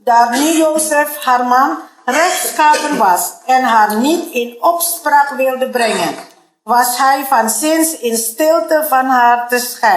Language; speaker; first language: Dutch; non-native, learner; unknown